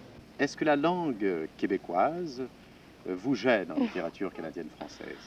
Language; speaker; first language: French; native; French